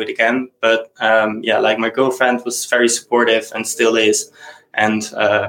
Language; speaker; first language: English; non-native, fluent; Dutch